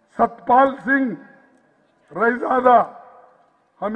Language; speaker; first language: Hindi; non-native, local second language; Kannada